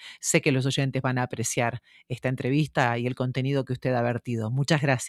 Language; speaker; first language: Spanish; native; Spanish